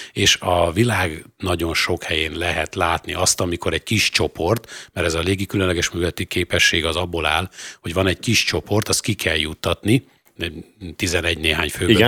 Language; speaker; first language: Hungarian; native; Hungarian